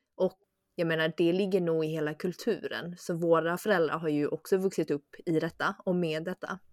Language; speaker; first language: Swedish; early bilingual, other home language; Chinese